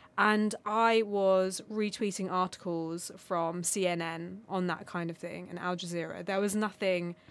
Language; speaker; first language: English; non-native, local second language; Armenian